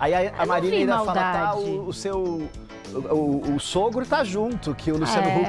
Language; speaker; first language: Portuguese; native; Portuguese